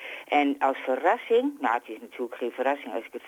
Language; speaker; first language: Dutch; native; Dutch